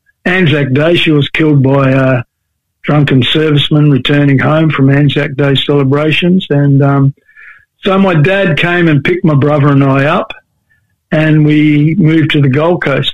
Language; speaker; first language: English; native; English